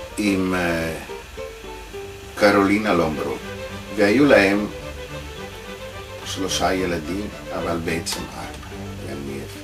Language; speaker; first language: Hebrew; non-native, fluent; Italian